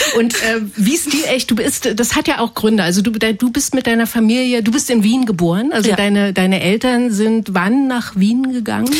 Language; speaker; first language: German; native; German